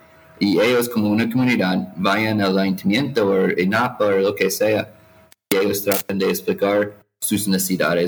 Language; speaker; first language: Spanish; non-native, fluent; English